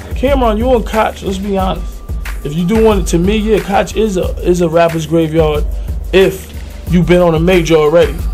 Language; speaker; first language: English; native; English